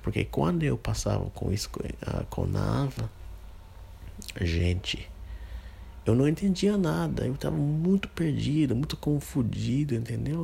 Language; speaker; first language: Portuguese; non-native, fluent; English